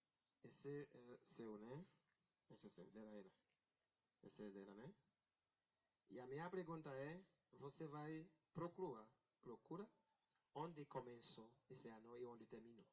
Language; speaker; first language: Portuguese; non-native, learner; Haitian Creole